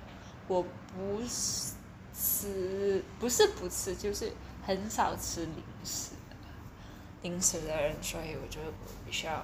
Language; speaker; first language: Chinese; early bilingual, heritage; Chinese